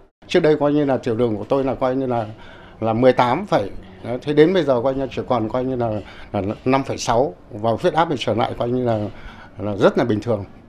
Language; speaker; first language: Vietnamese; native; Vietnamese